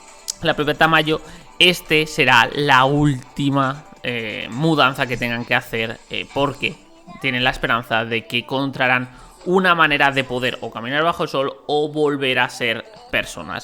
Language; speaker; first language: Spanish; native; Spanish